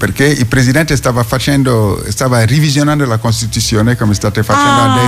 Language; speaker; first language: Italian; non-native, fluent; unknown